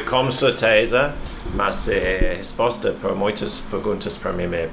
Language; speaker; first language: Portuguese; non-native, learner; English